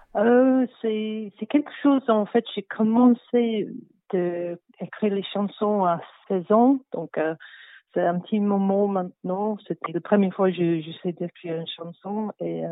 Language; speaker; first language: French; non-native, learner; English